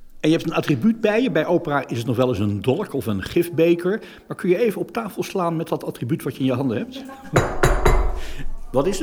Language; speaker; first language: Dutch; native; Dutch